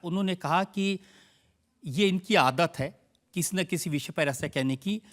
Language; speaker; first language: Hindi; native; Hindi